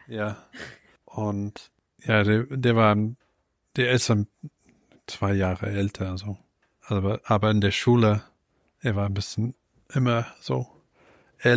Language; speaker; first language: German; non-native, fluent; English